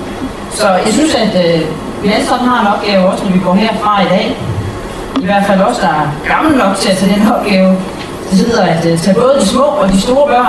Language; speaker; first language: Danish; native; Danish